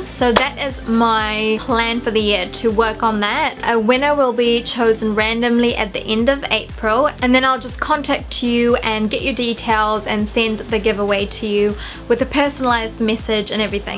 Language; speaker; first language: English; early bilingual, other home language; Sinhala